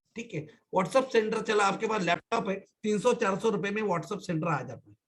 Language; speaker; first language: Hindi; non-native, local second language; Marathi